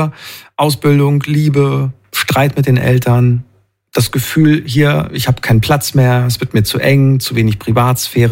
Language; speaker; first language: German; native; German